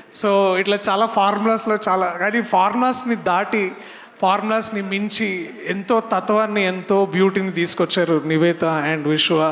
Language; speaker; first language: Telugu; native; Telugu